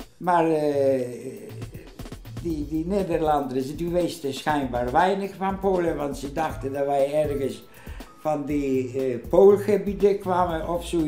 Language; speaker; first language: Dutch; non-native, fluent; Polish